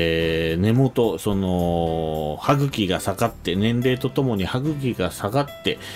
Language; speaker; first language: Japanese; native; Japanese